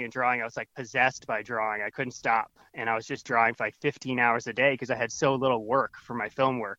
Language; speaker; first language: English; native; English